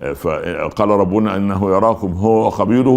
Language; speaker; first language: Arabic; native; Arabic